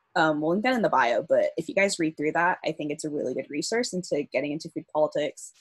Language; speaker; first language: English; native; English